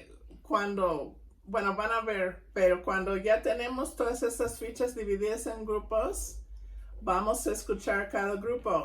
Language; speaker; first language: Spanish; non-native, fluent; English